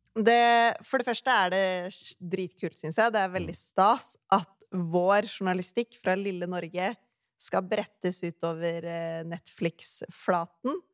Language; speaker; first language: Norwegian; native; Norwegian